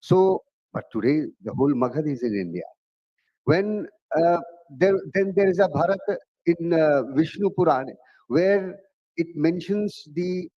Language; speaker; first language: English; non-native, local second language; Bhojpuri